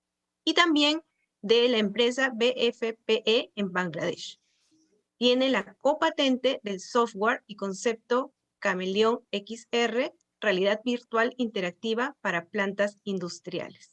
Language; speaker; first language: Spanish; native; Spanish